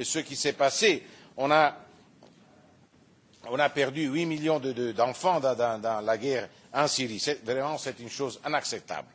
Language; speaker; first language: French; non-native, fluent; Italian